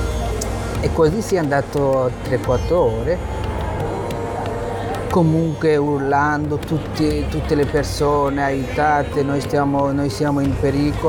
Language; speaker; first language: Italian; non-native, fluent; Bangla